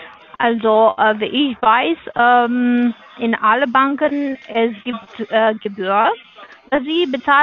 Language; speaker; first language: German; non-native, learner; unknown